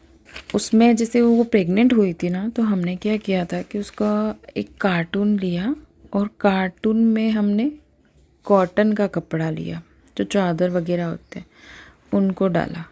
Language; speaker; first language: Hindi; native; Hindi